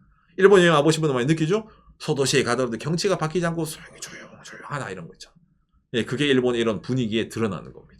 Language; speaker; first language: Korean; native; Korean